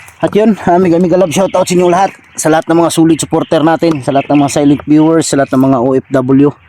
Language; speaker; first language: Filipino; non-native, local second language; Cebuano